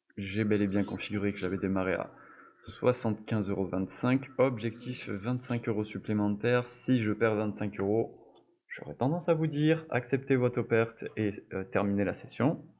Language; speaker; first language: French; native; French